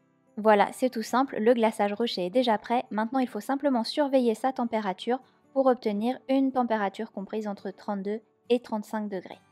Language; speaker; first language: French; native; French